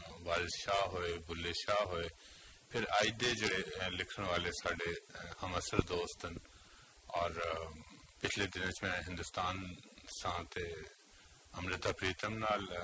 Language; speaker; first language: Punjabi; non-native, local second language; Northern Hindko